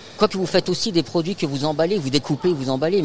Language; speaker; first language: French; native; French